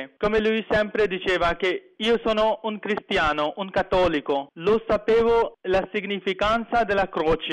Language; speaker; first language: Italian; non-native, fluent; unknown